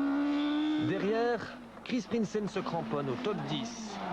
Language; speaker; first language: French; native; French